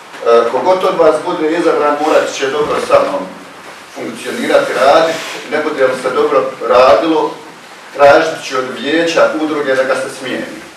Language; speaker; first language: Croatian; native; Croatian